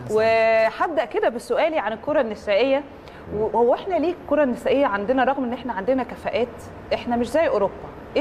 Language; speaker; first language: Arabic; native; Arabic